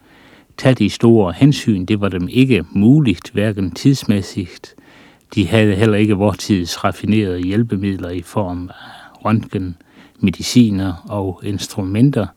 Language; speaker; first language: Danish; native; Danish